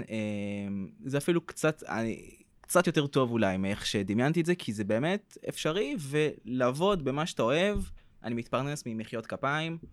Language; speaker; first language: Hebrew; early bilingual, other home language; French